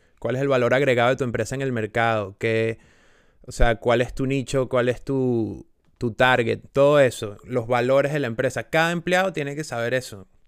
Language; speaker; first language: Spanish; native; Spanish